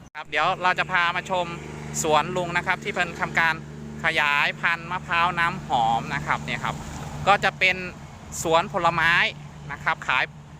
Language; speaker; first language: Thai; native; Thai